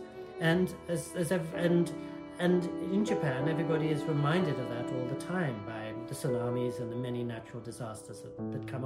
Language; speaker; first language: English; native; English